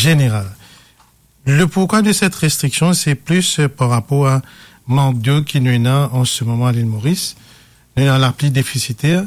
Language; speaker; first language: French; non-native, local second language; Morisyen